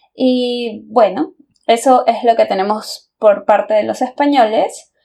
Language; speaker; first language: Spanish; native; Spanish